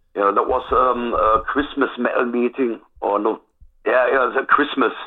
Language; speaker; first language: English; non-native, fluent; German